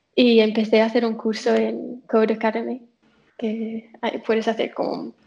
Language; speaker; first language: Spanish; non-native, fluent; English